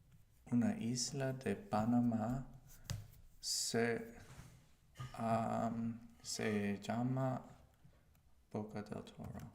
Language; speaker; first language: Spanish; non-native, learner; English